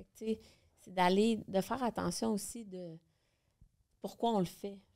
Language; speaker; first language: French; native; French